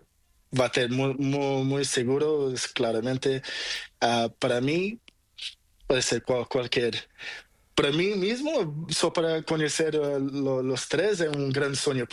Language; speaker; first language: Spanish; non-native, learner; Portuguese